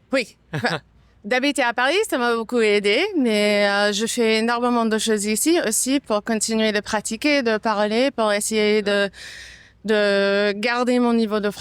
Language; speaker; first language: French; non-native, fluent; English